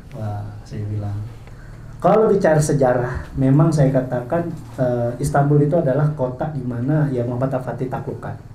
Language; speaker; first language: Indonesian; non-native, local second language; Madurese